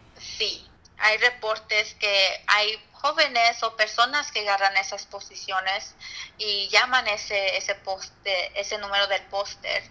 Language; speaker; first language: Spanish; early bilingual, heritage; Spanish